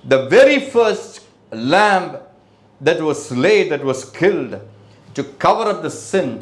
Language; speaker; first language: English; non-native, local second language; Tamil